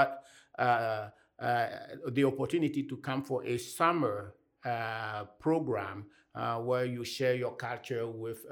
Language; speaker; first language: English; non-native, fluent; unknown